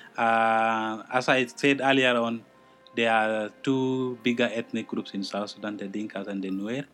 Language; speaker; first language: English; non-native, fluent; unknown